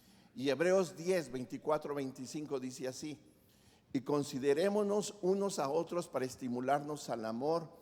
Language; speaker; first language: Spanish; native; Spanish